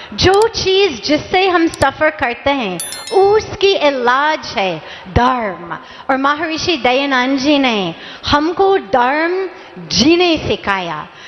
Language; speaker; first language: Hindi; non-native, fluent; English